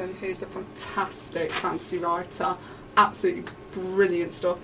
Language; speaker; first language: English; native; English